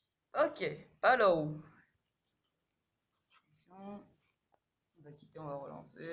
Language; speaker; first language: French; native; French